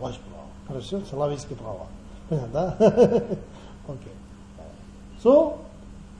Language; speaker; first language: Russian; non-native, learner; Tibetan